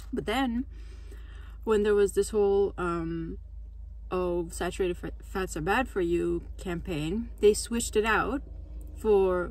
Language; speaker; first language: English; non-native, fluent; Turkish